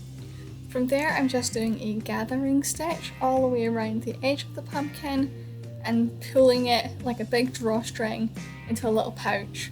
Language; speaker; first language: English; native; English